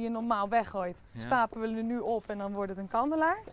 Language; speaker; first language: Dutch; native; Dutch